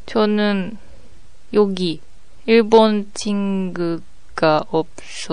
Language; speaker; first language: Korean; non-native, learner; Japanese